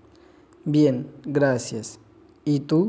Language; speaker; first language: Spanish; non-native, learner; Urdu